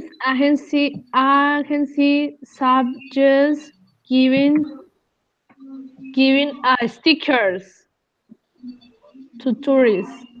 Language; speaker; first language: English; non-native, learner; Spanish